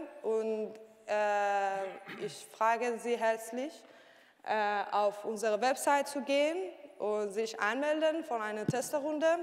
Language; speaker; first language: German; non-native, learner; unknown